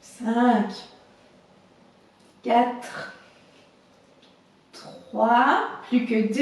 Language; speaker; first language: French; native; French